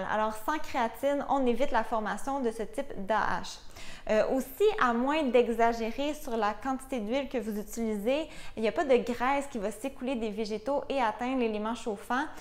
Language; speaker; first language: French; native; French